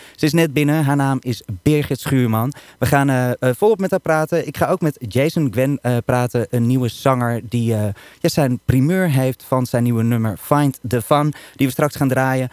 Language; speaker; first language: Dutch; native; Dutch